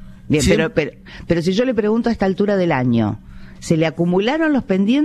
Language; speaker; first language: Spanish; native; Spanish